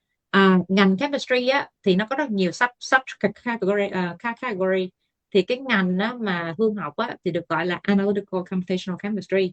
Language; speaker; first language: Vietnamese; native; Vietnamese